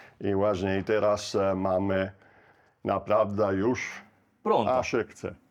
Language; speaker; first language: Polish; non-native, learner; Italian